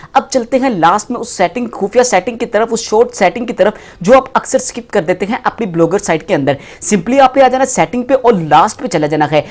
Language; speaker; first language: Urdu; non-native, local second language; Punjabi